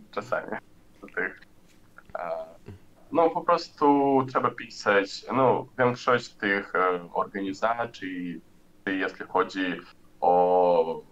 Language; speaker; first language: Polish; non-native, learner; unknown